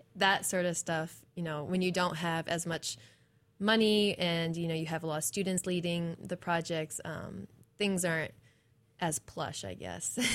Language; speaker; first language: English; native; English